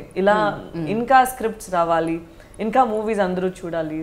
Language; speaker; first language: Telugu; non-native, learner; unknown